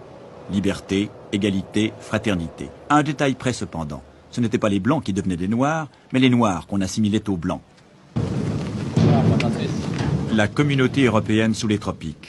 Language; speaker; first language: French; native; French